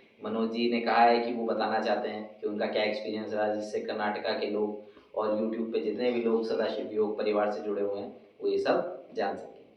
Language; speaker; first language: Hindi; native; Hindi